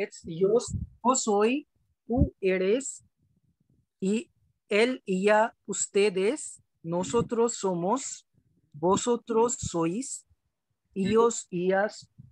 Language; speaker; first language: Spanish; non-native, learner; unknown